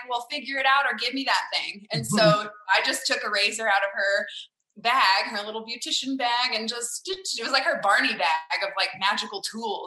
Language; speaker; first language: English; native; English